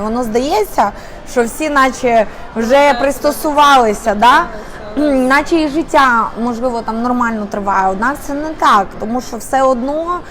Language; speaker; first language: Ukrainian; native; Ukrainian